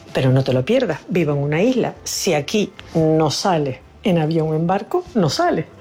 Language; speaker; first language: Spanish; native; Spanish